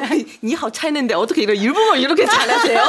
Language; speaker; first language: Korean; non-native, fluent; Chinese